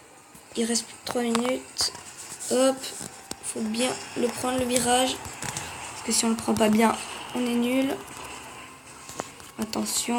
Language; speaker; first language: French; native; French